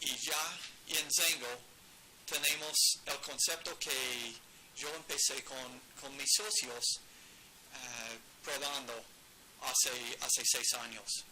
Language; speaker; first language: Spanish; non-native, learner; English